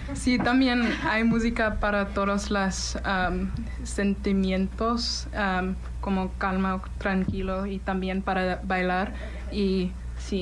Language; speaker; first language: Spanish; non-native, learner; English